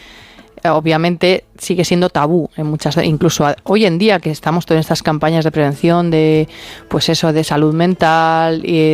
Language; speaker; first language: Spanish; native; Spanish